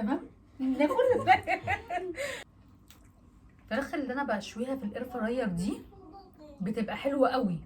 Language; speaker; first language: Arabic; native; Arabic